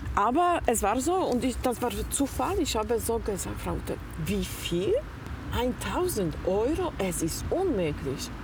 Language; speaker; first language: German; non-native, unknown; Polish